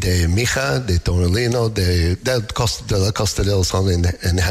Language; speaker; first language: Spanish; non-native, learner; English